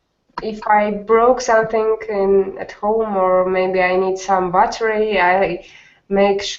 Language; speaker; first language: English; non-native, learner; Russian